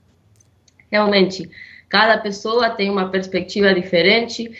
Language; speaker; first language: Portuguese; non-native, fluent; Spanish